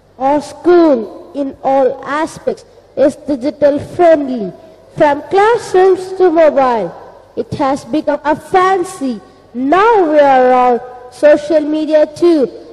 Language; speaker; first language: English; non-native, local second language; Tamil